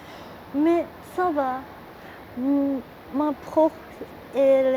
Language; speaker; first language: French; non-native, learner; Japanese